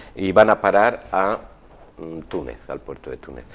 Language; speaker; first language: Spanish; native; Spanish